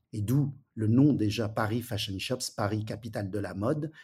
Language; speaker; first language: French; early bilingual, other home language; Wu Chinese